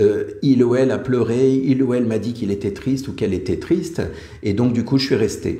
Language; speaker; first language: French; native; French